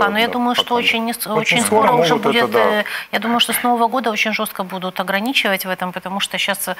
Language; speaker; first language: Russian; native; Russian